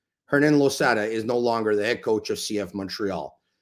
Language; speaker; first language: English; native; English